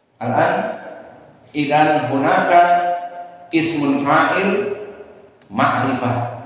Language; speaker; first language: Arabic; non-native, learner; Indonesian